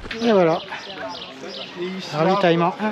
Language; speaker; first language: French; native; French